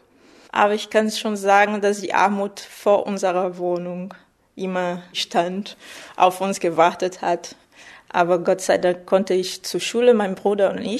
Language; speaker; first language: German; non-native, fluent; Portuguese